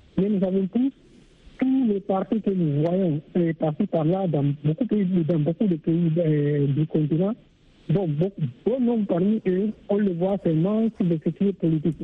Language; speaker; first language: French; non-native, local second language; Fula